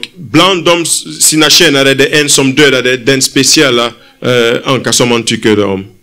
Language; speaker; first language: Swedish; non-native, fluent; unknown